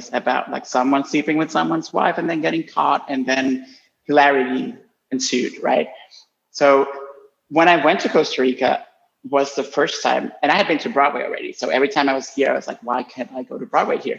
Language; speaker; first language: English; non-native, fluent; Spanish